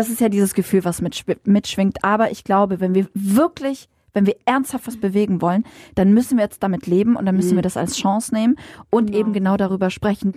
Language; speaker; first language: German; early bilingual, other home language; Arabic